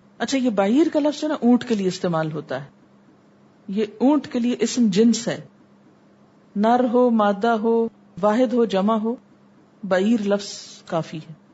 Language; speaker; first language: Urdu; native; Urdu